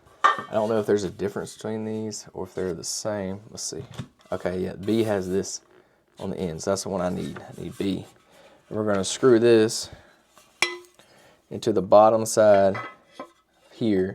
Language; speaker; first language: English; native; English